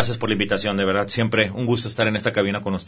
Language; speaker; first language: Spanish; native; Spanish